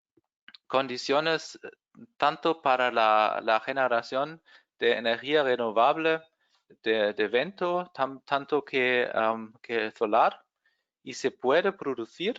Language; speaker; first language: Spanish; non-native, fluent; German